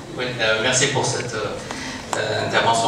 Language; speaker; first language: French; non-native, local second language; Arabic